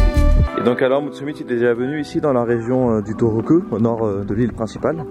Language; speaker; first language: French; native; French